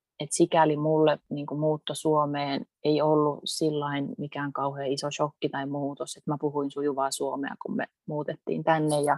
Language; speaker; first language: Finnish; early bilingual, heritage; Finnish